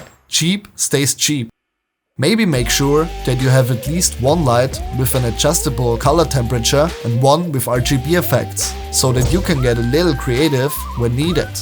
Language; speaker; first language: English; non-native, fluent; German